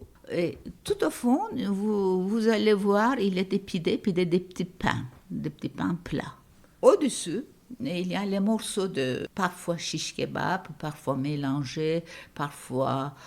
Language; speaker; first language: French; non-native, fluent; Turkish